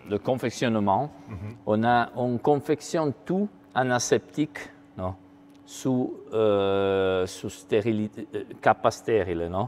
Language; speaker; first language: French; non-native, fluent; Italian